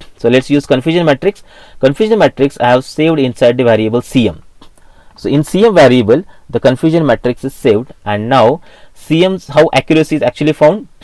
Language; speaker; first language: English; non-native, local second language; Marathi